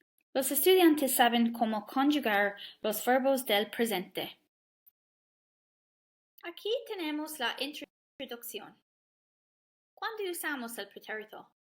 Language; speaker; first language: Spanish; non-native, learner; English